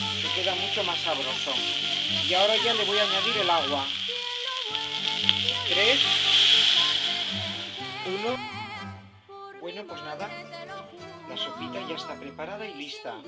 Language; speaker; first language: Spanish; native; Spanish